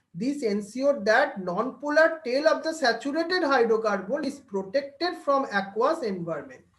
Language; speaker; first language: English; non-native, local second language; Bangla